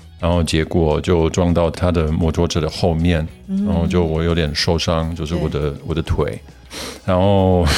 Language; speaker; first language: Chinese; non-native, fluent; German